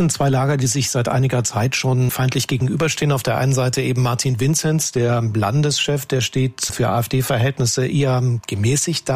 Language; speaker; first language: German; native; German